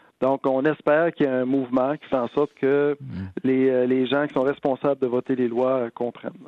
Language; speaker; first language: French; native; French